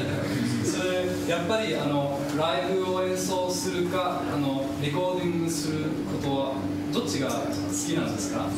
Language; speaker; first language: Japanese; non-native, fluent; German